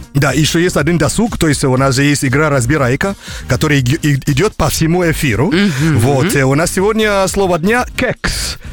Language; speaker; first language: Russian; non-native, fluent; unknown